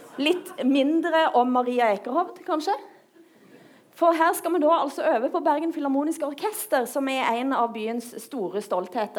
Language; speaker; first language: Norwegian; native; Norwegian